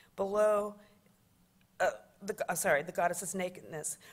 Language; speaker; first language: English; native; English